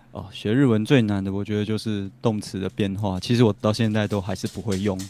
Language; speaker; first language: Chinese; native; Chinese